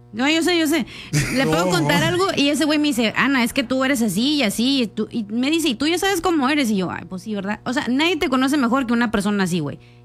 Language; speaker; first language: Spanish; native; Spanish